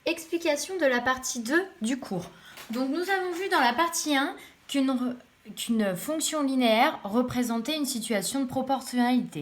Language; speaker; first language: French; native; French